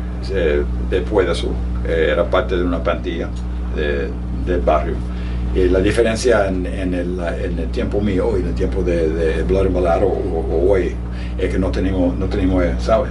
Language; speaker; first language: Spanish; early bilingual, heritage; Spanish